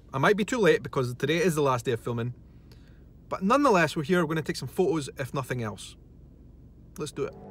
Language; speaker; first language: English; native; English